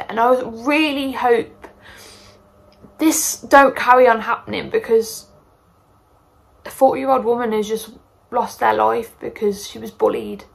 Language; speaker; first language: English; native; English